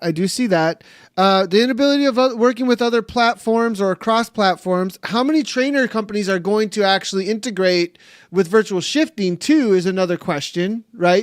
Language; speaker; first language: English; native; English